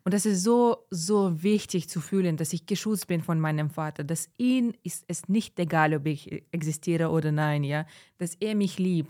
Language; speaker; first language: German; non-native, fluent; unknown